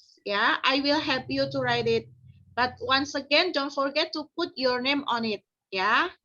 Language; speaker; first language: English; non-native, fluent; Indonesian